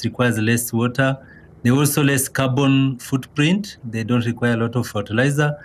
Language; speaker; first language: English; non-native, local second language; Kinyarwanda